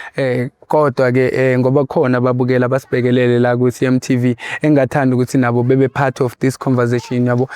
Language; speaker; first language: Zulu; non-native, local second language; Xhosa